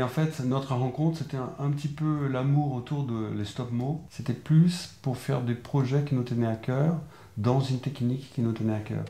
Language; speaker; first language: French; non-native, fluent; Portuguese